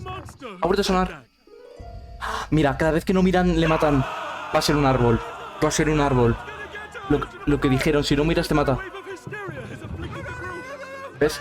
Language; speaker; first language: Spanish; native; Spanish